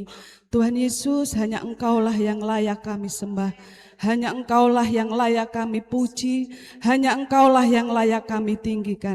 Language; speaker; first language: Indonesian; native; Indonesian